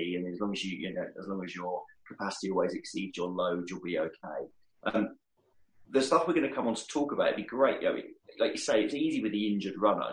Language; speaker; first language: English; native; English